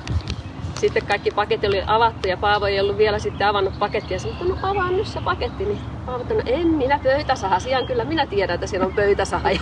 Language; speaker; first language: Finnish; native; Finnish